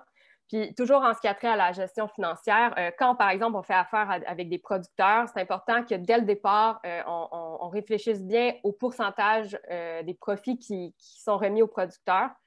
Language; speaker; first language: French; native; French